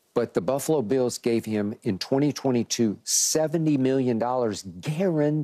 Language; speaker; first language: English; native; English